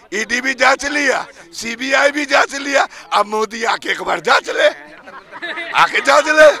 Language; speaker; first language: Hindi; native; Hindi